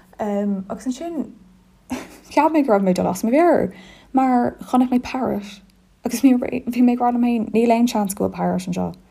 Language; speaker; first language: Irish; non-native, local second language; English